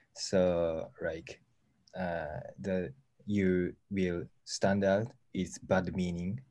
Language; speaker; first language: English; non-native, learner; Japanese